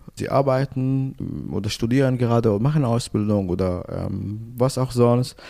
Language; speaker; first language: German; non-native, fluent; Arabic